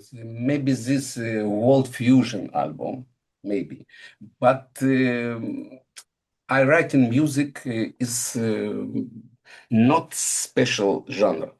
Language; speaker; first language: English; non-native, learner; Russian